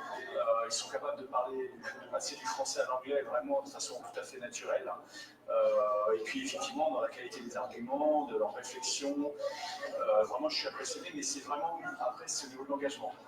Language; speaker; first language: French; native; French